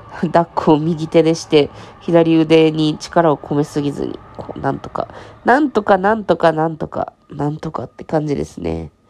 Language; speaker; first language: Japanese; native; Japanese